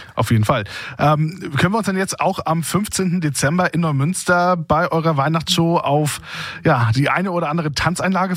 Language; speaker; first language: German; native; German